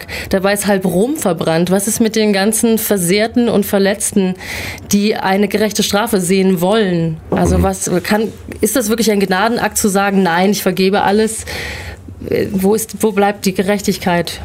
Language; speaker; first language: German; native; German